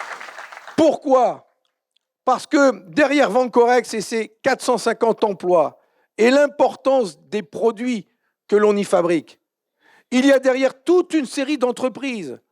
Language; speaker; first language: French; native; French